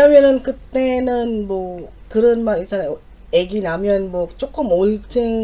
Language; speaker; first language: Korean; non-native, learner; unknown